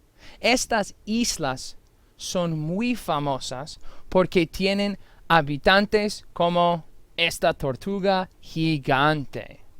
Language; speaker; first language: Spanish; non-native, fluent; English